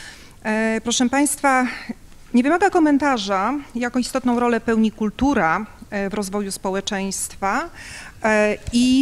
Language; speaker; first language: Polish; native; Polish